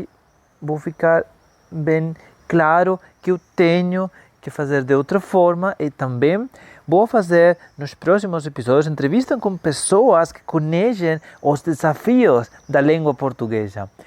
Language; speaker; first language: Portuguese; non-native, fluent; Spanish